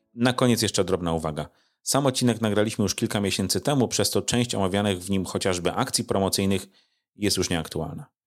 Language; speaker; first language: Polish; native; Polish